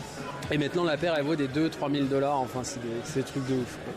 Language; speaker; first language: French; native; French